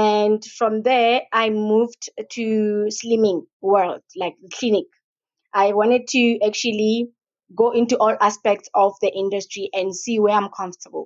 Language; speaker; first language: English; non-native, local second language; Tswana